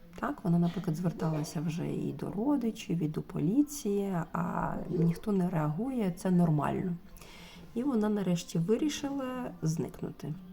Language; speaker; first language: Ukrainian; non-native, local second language; Russian